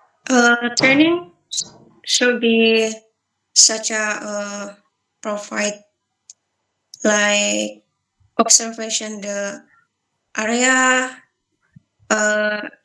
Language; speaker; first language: English; non-native, learner; Balinese